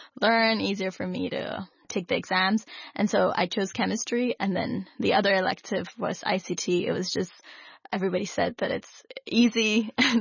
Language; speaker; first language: English; non-native, local second language; Urdu